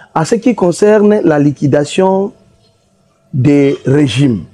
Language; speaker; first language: French; non-native, local second language; Swahili